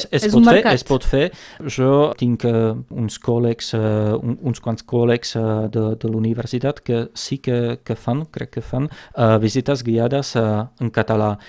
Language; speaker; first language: Catalan; non-native, fluent; Czech